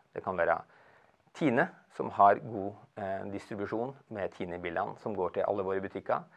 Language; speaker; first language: Norwegian; native; Norwegian